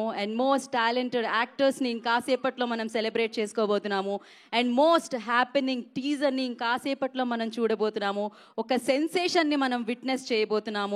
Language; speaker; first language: Telugu; native; Telugu